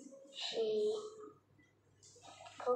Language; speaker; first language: English; non-native, learner; Vietnamese